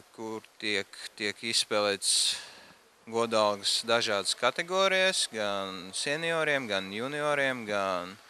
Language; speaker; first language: Latvian; non-native, local second language; Russian